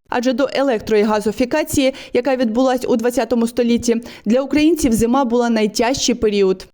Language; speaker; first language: Ukrainian; native; Ukrainian